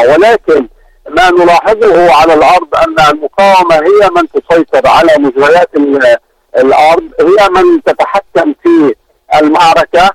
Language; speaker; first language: Arabic; native; Arabic